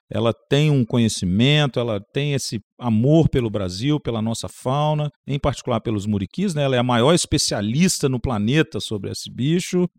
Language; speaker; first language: Portuguese; native; Portuguese